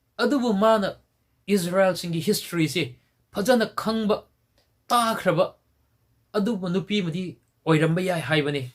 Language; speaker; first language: Manipuri; non-native, local second language; Tangkhul Naga (India)